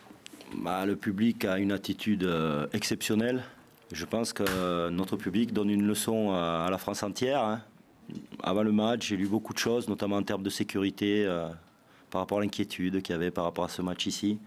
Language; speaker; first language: French; native; French